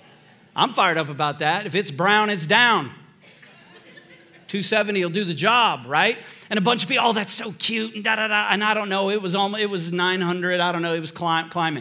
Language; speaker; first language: English; native; English